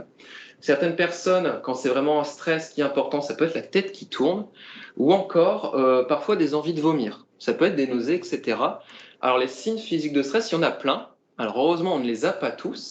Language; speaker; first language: French; native; French